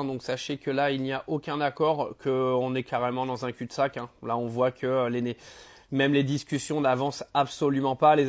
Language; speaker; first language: French; native; French